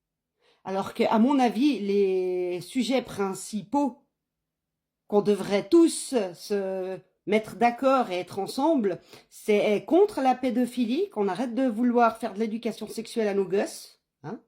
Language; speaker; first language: French; native; French